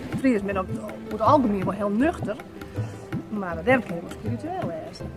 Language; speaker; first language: Dutch; non-native, local second language; Western Frisian